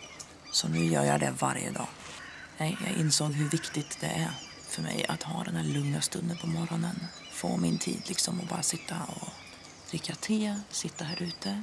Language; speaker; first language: Swedish; native; Swedish